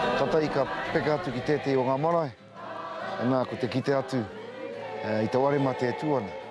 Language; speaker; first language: Māori; native; Māori